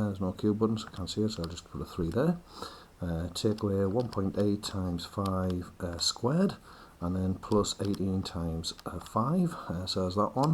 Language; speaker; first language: English; native; English